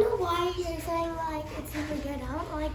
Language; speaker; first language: English; native; English